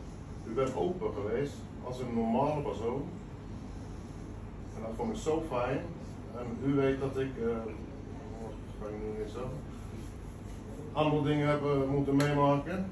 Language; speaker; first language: Dutch; non-native, fluent; Norwegian